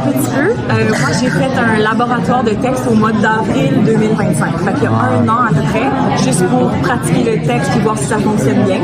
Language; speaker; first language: French; native; French